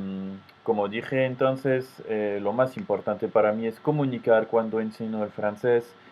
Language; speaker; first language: Spanish; non-native, fluent; French